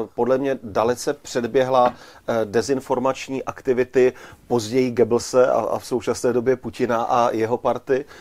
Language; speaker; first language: Czech; native; Czech